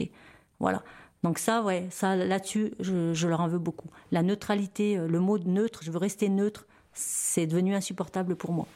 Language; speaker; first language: French; native; French